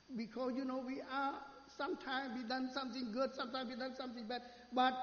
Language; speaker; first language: English; non-native, learner; Khmer